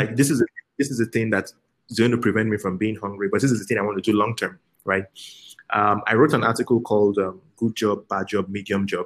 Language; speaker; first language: English; native; English